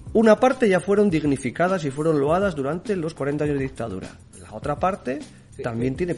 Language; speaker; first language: Spanish; native; Spanish